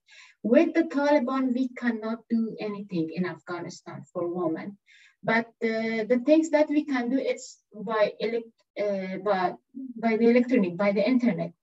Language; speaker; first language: English; non-native, learner; Persian